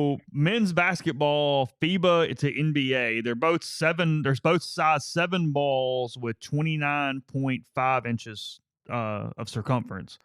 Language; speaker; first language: English; native; English